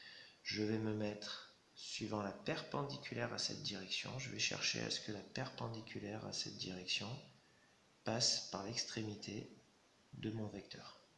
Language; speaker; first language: French; native; French